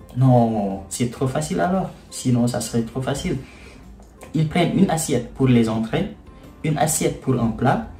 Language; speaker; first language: French; non-native, local second language; Wolof